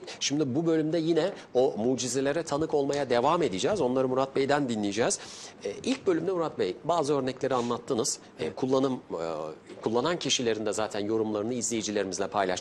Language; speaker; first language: Turkish; native; Turkish